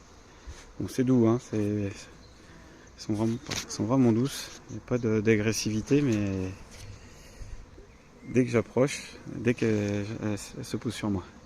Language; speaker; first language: French; native; French